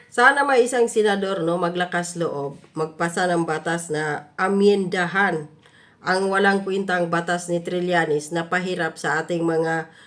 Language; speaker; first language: Filipino; non-native, local second language; Cebuano